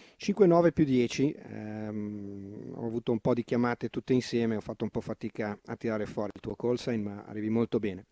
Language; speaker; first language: Italian; native; Italian